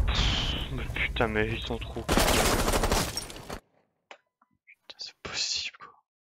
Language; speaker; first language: French; native; French